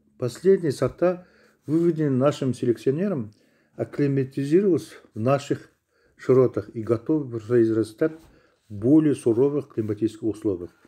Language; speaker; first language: Russian; non-native, local second language; Kazakh